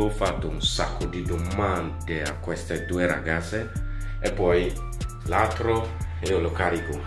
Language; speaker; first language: Italian; non-native, fluent; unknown